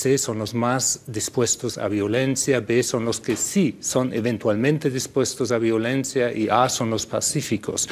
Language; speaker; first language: Spanish; non-native, fluent; German